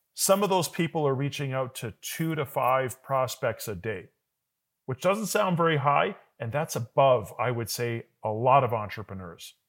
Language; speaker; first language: English; native; English